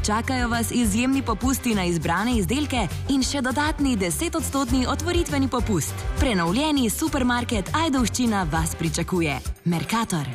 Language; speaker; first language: Slovenian; native; Slovenian